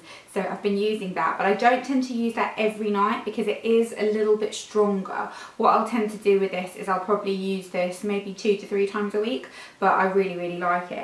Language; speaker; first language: English; native; English